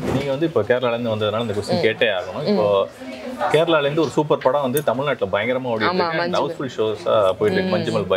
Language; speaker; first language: Tamil; native; Tamil